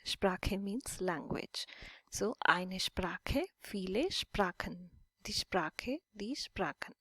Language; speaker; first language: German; non-native, fluent; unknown